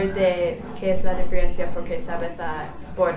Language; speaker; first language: Spanish; non-native, learner; English